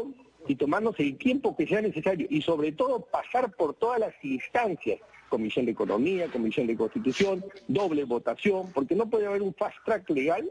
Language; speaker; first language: Spanish; native; Spanish